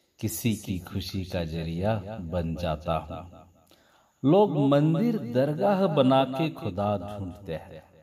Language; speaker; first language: Hindi; non-native, local second language; Marathi